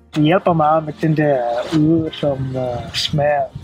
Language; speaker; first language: Danish; non-native, learner; Swahili